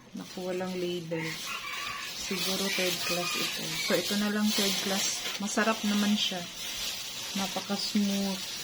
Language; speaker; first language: Filipino; non-native, local second language; Cebuano